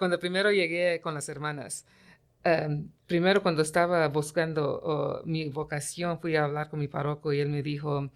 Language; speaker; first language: Spanish; early bilingual, heritage; Spanish